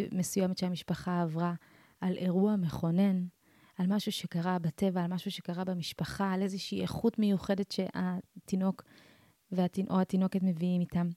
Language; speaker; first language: Hebrew; early bilingual, other home language; Amharic